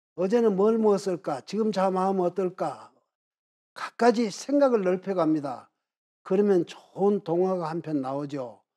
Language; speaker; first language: Korean; native; Korean